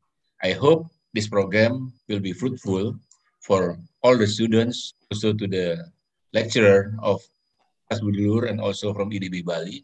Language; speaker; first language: English; non-native, fluent; Indonesian